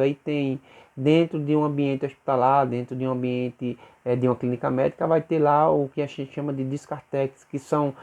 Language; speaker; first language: Portuguese; native; Portuguese